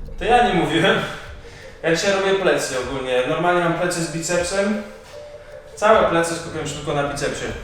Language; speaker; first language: Polish; early bilingual, heritage; Polish